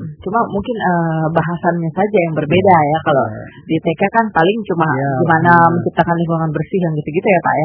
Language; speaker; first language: Indonesian; native; Indonesian